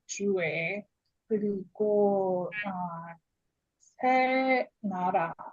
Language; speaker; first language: Korean; non-native, learner; English